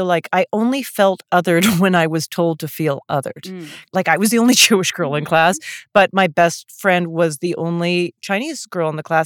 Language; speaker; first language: English; native; English